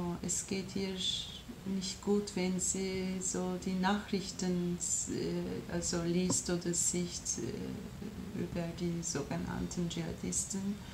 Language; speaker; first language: German; non-native, fluent; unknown